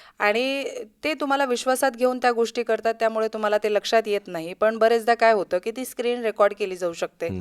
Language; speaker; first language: Marathi; native; Marathi